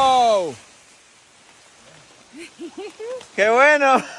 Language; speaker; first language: Spanish; non-native, learner; Arabic